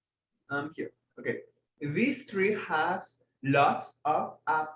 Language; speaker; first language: English; non-native, fluent; Spanish